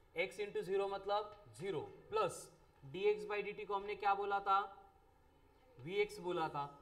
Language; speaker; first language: Hindi; non-native, local second language; Marathi